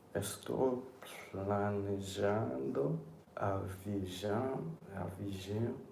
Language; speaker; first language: Portuguese; non-native, learner; English